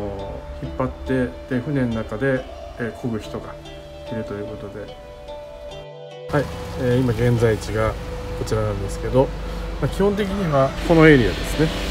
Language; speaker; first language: Japanese; native; Japanese